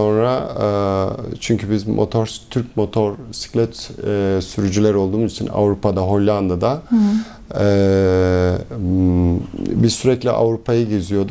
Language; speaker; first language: Turkish; early bilingual, heritage; Turkish